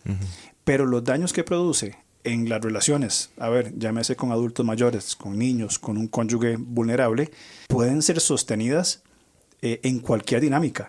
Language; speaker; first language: Spanish; native; Spanish